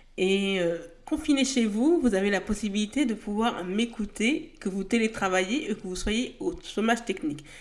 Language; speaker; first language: French; native; French